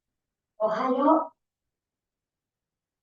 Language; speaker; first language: Japanese; non-native, learner; Indonesian